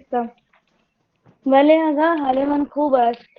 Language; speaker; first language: Persian; non-native, learner; Urdu